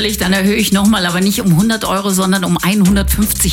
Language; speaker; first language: German; native; German